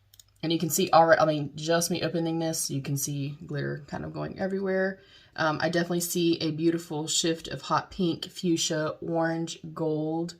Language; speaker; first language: English; native; English